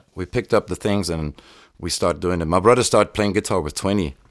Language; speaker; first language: English; non-native, fluent; German